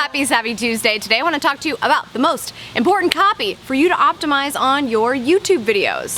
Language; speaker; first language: English; native; English